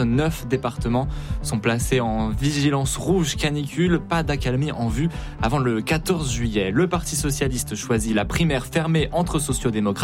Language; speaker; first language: French; native; French